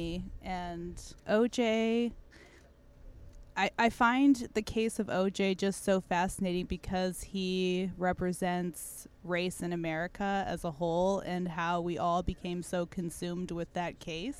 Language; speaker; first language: English; native; English